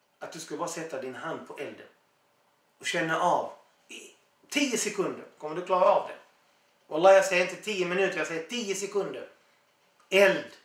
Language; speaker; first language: Swedish; non-native, fluent; Arabic